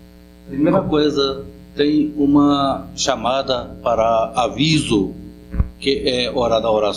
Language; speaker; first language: Portuguese; non-native, fluent; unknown